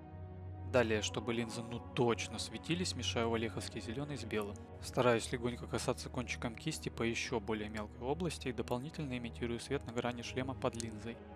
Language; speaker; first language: Russian; native; Russian